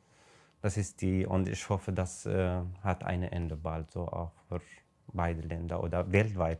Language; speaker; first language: German; non-native, fluent; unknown